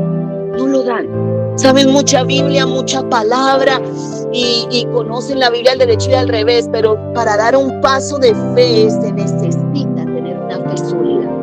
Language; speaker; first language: Spanish; native; Spanish